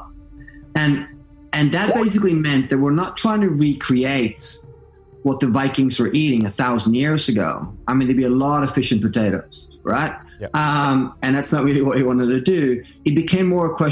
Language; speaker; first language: English; non-native, fluent; Norwegian